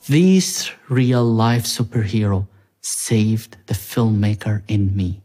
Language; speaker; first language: English; non-native, fluent; Arabic